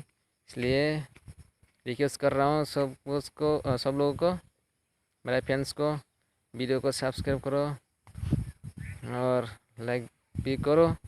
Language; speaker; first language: Hindi; non-native, local second language; Kok Borok